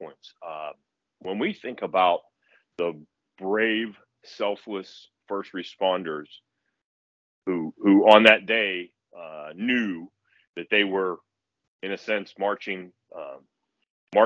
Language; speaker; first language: English; native; English